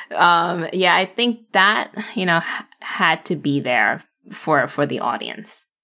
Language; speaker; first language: English; early bilingual, other home language; Cantonese